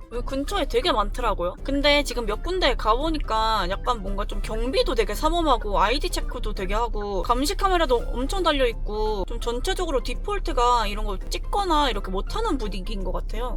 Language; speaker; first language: Korean; early bilingual, heritage; Korean